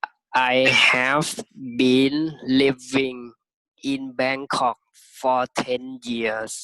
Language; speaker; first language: English; non-native, learner; Thai